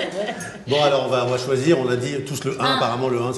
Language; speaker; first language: French; native; French